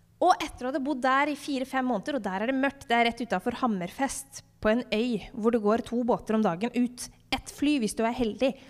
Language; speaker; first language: Norwegian; native; Norwegian